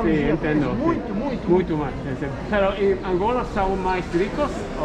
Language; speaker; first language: Portuguese; non-native, learner; English